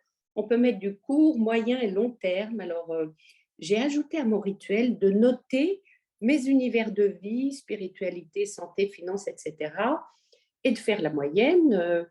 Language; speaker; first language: French; native; French